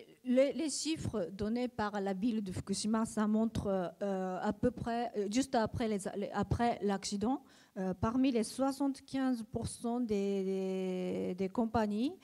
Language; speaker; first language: French; non-native, learner; Japanese